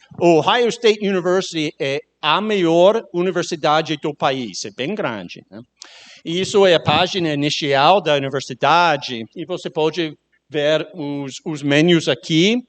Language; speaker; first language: Portuguese; non-native, learner; English